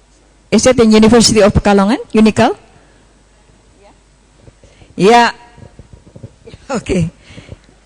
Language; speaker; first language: English; non-native, fluent; Indonesian